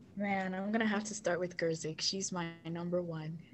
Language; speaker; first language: English; early bilingual, other home language; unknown